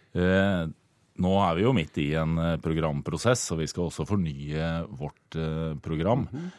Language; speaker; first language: Norwegian; native; Norwegian